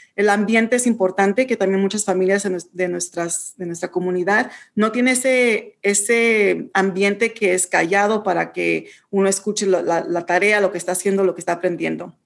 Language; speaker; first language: Spanish; early bilingual, heritage; Spanish